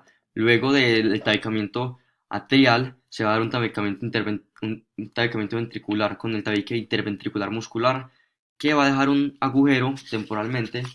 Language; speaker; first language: Spanish; native; Spanish